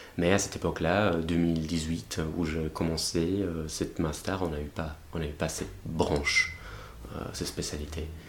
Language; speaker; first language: French; non-native, fluent; German